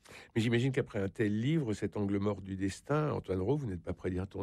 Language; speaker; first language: French; native; French